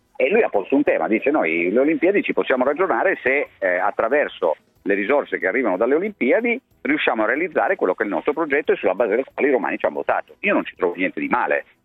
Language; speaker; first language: Italian; native; Italian